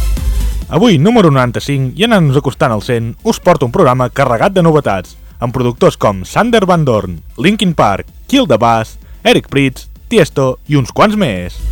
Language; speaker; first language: Catalan; native; Catalan